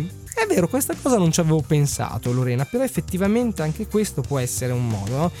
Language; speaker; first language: Italian; native; Italian